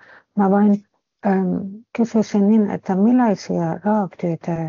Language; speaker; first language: Finnish; non-native, fluent; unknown